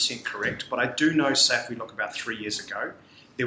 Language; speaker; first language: English; native; English